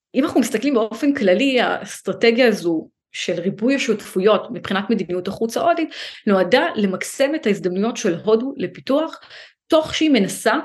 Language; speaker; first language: Hebrew; early bilingual, other home language; Hindi